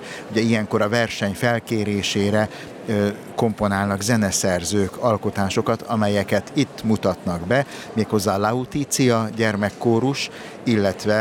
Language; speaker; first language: Hungarian; native; Hungarian